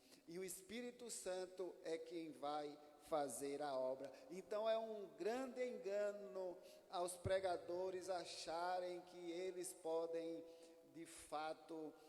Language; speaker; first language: Portuguese; native; Portuguese